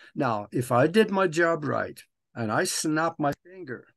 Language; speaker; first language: English; non-native, fluent; Norwegian